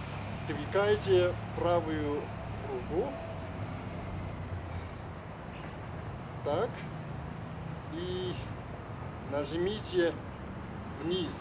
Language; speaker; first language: Russian; non-native, learner; Chinese